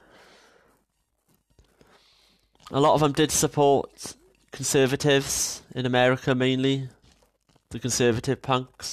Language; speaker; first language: English; native; English